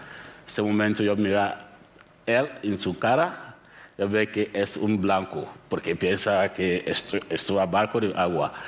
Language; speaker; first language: Spanish; non-native, learner; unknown